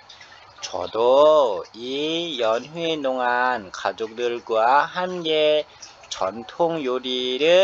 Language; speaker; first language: Korean; non-native, fluent; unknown